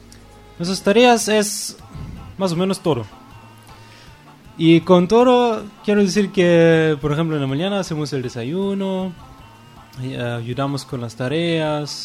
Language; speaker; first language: Spanish; non-native, fluent; German